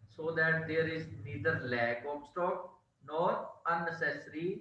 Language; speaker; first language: English; non-native, local second language; Punjabi